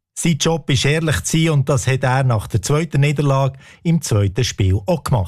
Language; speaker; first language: German; native; German